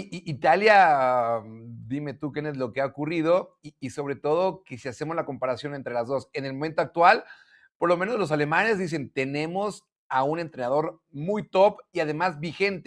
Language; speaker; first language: Spanish; native; Spanish